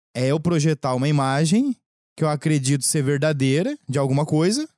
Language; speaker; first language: Portuguese; native; Portuguese